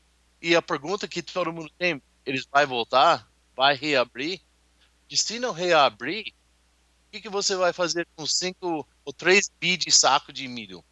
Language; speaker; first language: Portuguese; non-native, learner; English